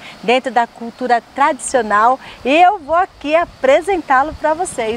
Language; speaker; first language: Portuguese; native; Portuguese